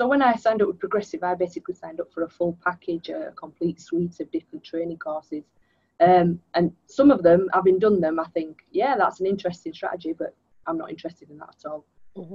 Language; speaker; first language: English; native; English